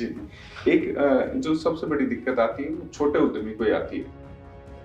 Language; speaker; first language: Hindi; native; Hindi